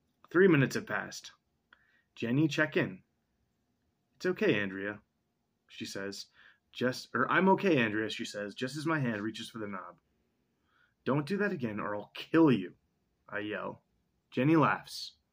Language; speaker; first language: English; native; English